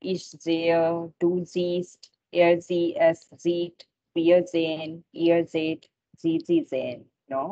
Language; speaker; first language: German; non-native, fluent; Hindi